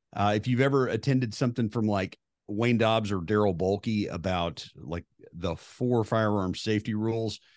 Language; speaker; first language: English; native; English